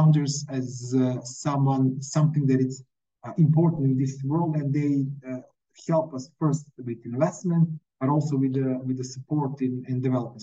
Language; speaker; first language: English; non-native, fluent; Serbian